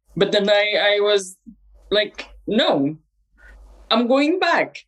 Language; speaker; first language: English; non-native, fluent; Amharic